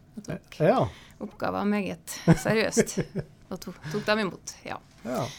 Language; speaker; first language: Norwegian; native; Norwegian